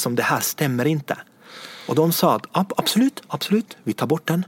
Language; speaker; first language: Swedish; non-native, fluent; Estonian